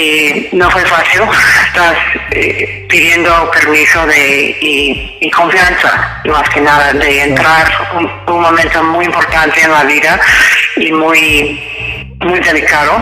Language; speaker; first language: Spanish; non-native, fluent; English